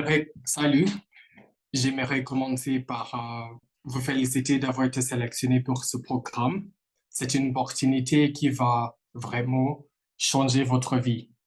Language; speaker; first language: French; non-native, fluent; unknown